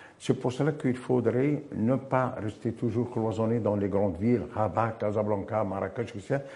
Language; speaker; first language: French; non-native, local second language; Arabic